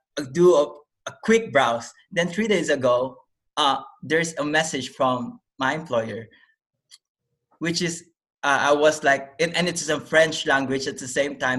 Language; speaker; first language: English; non-native, local second language; Filipino